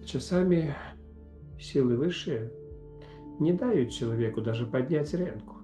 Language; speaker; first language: Polish; non-native, fluent; Ukrainian